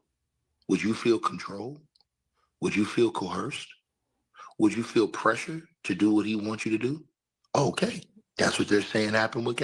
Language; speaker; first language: English; native; English